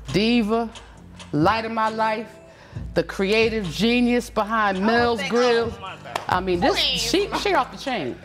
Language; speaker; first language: English; native; English